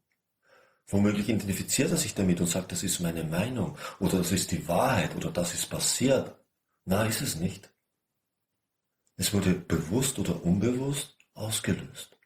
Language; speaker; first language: German; native; German